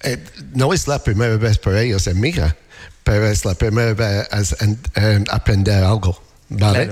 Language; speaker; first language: Spanish; non-native, learner; English